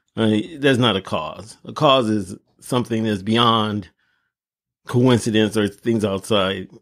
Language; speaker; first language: English; native; English